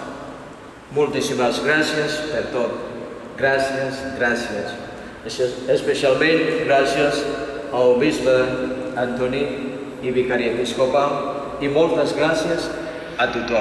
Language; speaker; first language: Catalan; non-native, fluent; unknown